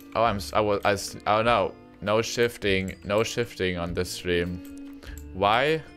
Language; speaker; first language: English; non-native, fluent; German